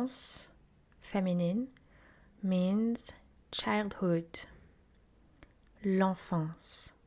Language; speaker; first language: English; non-native, fluent; French